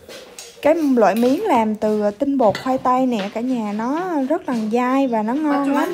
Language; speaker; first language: Vietnamese; native; Vietnamese